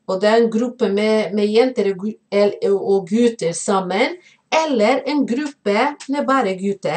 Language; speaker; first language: Norwegian; non-native, fluent; Portuguese